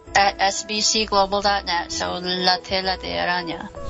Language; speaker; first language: Spanish; non-native, learner; English